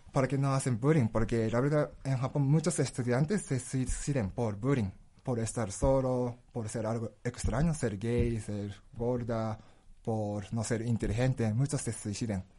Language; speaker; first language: Spanish; non-native, learner; Japanese